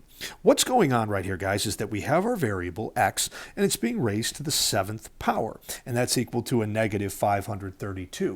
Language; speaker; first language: English; native; English